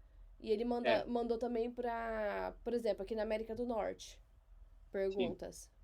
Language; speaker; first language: Portuguese; native; Portuguese